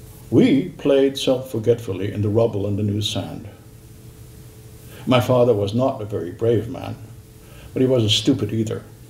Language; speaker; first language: English; non-native, fluent; German